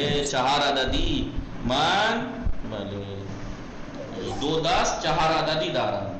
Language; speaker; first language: Persian; non-native, fluent; Urdu